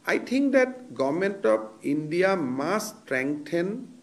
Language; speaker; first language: English; non-native, local second language; Assamese